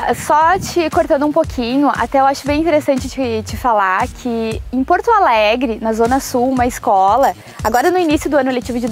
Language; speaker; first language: Portuguese; native; Portuguese